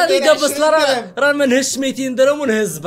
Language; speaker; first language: Arabic; native; Arabic